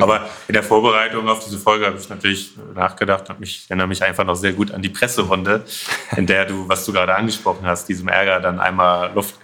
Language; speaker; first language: German; native; German